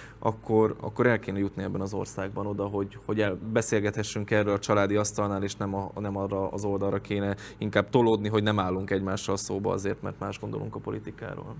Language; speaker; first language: Hungarian; native; Hungarian